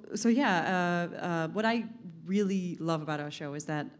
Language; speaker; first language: English; non-native, fluent; Hebrew